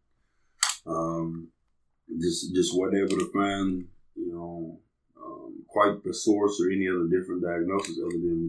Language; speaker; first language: English; native; English